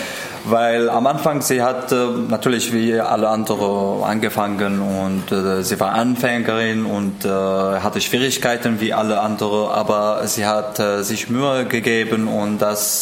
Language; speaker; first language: German; non-native, fluent; Arabic